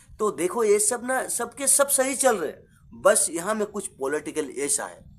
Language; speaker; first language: Hindi; non-native, local second language; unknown